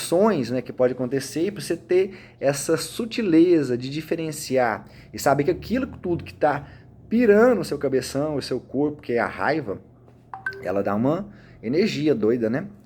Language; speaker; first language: Portuguese; native; Portuguese